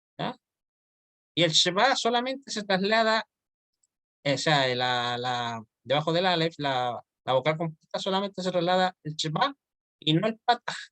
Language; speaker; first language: Spanish; native; Spanish